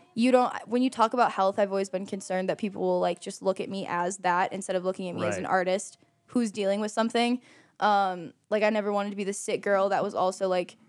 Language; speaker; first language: English; native; English